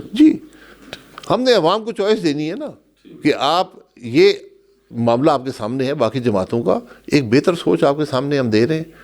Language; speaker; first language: Urdu; non-native, local second language; Pahari-Potwari